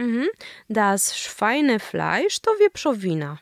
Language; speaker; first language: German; non-native, fluent; Polish